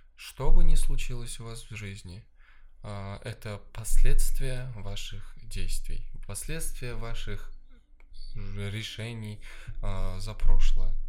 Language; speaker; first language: Russian; early bilingual, other home language; Armenian